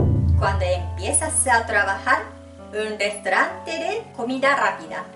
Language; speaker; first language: Spanish; non-native, fluent; Japanese